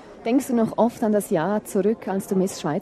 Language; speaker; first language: German; native; German